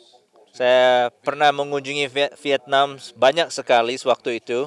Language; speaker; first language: Indonesian; non-native, fluent; English